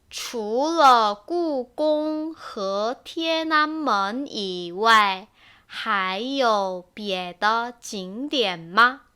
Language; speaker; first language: Chinese; non-native, fluent; Korean